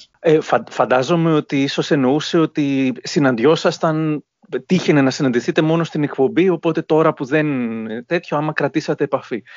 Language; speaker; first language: Greek; native; Greek